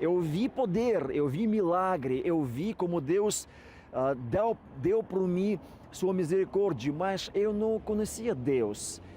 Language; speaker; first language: Portuguese; non-native, fluent; Russian